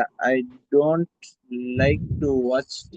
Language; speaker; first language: English; non-native, learner; Bangla